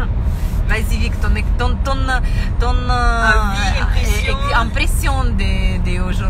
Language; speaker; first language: French; non-native, fluent; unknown